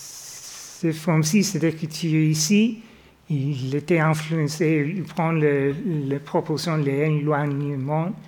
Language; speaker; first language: French; non-native, fluent; English